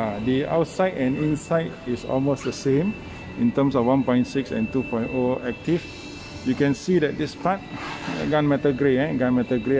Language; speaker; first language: English; non-native, local second language; Malay